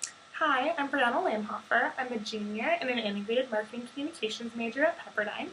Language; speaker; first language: English; native; English